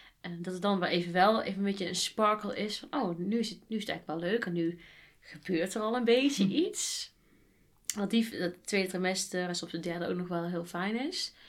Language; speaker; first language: Dutch; native; Dutch